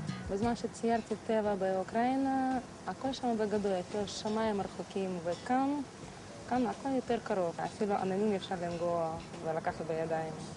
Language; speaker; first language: Hebrew; non-native, fluent; Russian